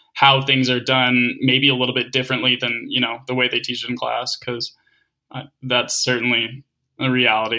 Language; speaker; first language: English; native; English